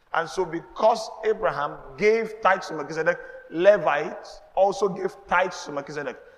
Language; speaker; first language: English; non-native, local second language; Yoruba